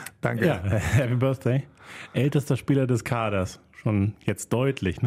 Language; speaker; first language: German; native; German